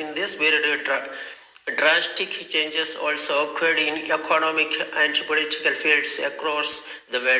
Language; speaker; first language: English; non-native, local second language; Malayalam